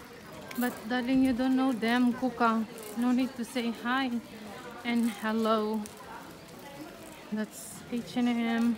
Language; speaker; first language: English; non-native, local second language; Filipino